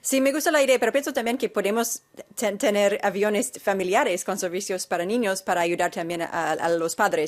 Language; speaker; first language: Spanish; non-native, fluent; English